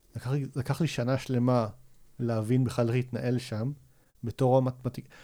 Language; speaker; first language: Hebrew; native; Hebrew